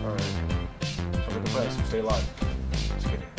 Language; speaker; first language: English; native; English